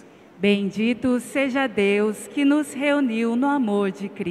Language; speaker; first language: Portuguese; native; Portuguese